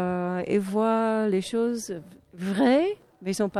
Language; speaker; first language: French; non-native, fluent; English